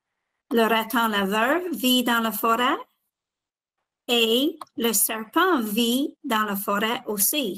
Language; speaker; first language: French; non-native, fluent; English